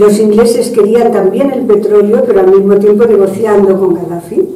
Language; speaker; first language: Spanish; non-native, fluent; French